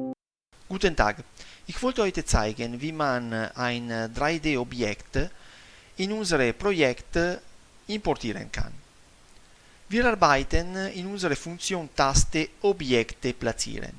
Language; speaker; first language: German; non-native, fluent; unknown